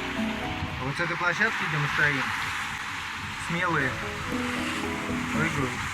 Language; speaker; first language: Russian; native; Russian